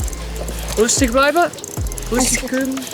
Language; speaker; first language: German; non-native, learner; Dutch